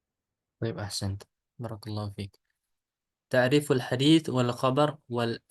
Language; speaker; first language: Arabic; non-native, fluent; Indonesian